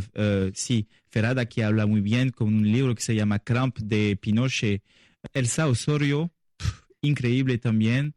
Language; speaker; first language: Spanish; non-native, learner; French